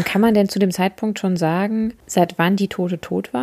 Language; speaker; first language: German; native; German